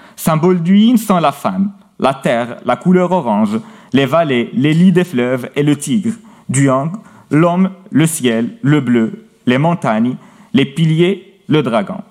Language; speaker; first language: French; non-native, local second language; Arabic